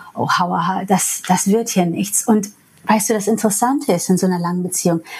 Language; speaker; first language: German; non-native, fluent; English